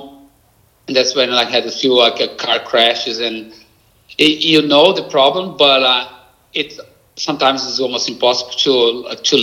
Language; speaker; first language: English; non-native, fluent; Portuguese